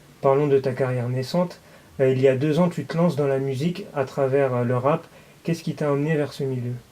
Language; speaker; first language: French; native; French